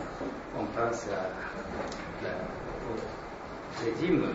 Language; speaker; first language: French; non-native, learner; Japanese